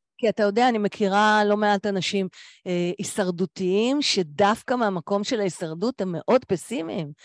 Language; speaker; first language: Hebrew; native; Hebrew